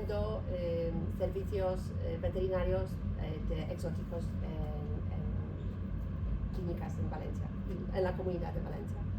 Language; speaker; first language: Spanish; non-native, learner; Polish